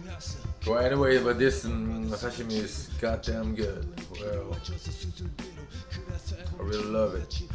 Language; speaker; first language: English; non-native, learner; Korean